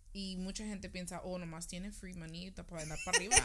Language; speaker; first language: Spanish; early bilingual, heritage; Spanish